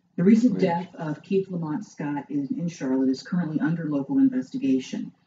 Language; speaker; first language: English; native; English